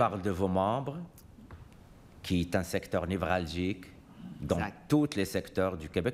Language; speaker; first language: French; native; French